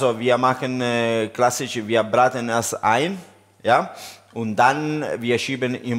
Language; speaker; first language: German; non-native, learner; Italian